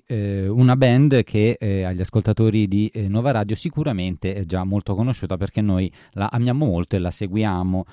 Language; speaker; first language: Italian; native; Italian